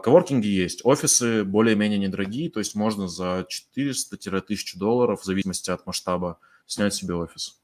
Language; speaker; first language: Russian; native; Russian